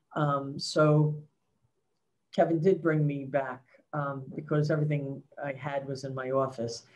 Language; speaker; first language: English; native; English